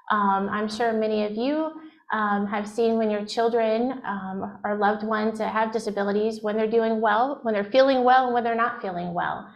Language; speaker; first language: English; native; English